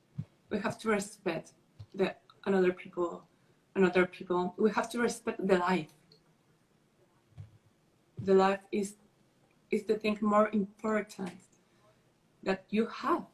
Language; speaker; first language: English; non-native, learner; Spanish